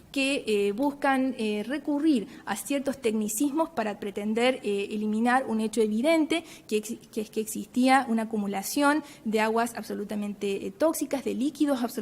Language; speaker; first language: Spanish; native; Spanish